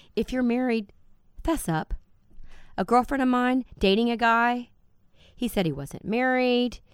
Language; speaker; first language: English; native; English